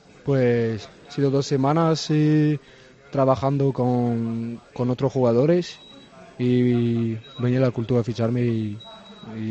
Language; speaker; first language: Spanish; non-native, learner; French